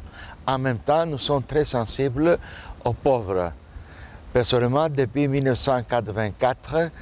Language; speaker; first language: French; non-native, fluent; Greek